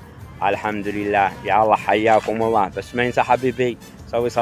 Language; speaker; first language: Arabic; non-native, learner; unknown